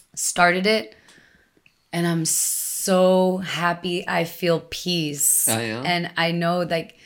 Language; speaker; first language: English; early bilingual, other home language; Spanish